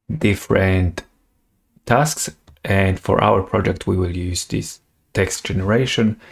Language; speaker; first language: English; non-native, fluent; Polish